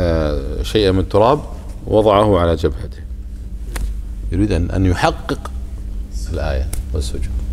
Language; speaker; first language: Arabic; native; Arabic